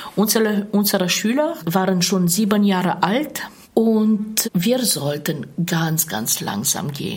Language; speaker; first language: German; non-native, fluent; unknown